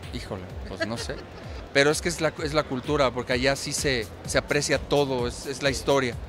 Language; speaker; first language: Spanish; native; Spanish